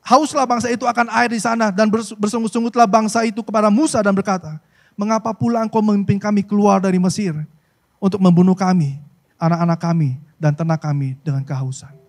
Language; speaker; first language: Indonesian; native; Indonesian